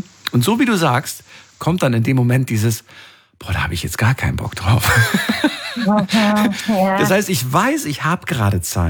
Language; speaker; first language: German; native; German